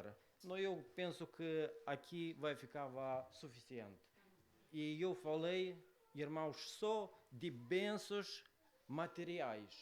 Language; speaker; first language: Portuguese; non-native, learner; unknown